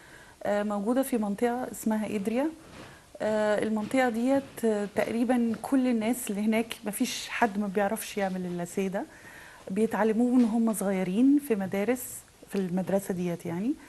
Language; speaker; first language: Arabic; native; Arabic